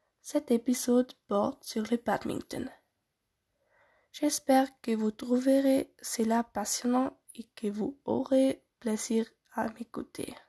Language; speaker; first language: French; non-native, learner; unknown